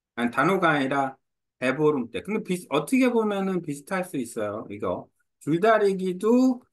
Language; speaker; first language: Korean; native; Korean